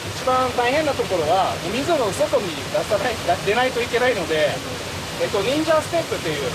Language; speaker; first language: Japanese; non-native, learner; French